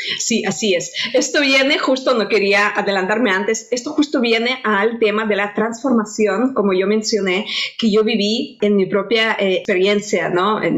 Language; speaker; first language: Spanish; non-native, fluent; Russian